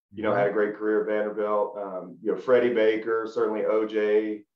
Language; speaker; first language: English; native; English